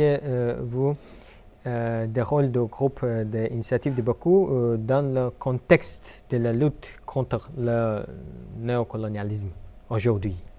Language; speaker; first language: French; non-native, fluent; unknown